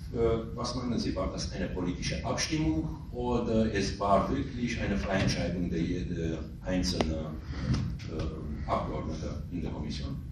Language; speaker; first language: German; non-native, fluent; Romanian